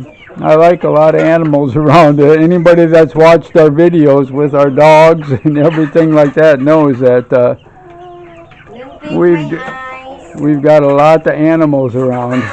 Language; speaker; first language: English; native; English